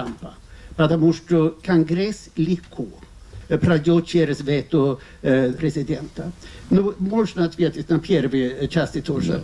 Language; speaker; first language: Russian; non-native, fluent; Swedish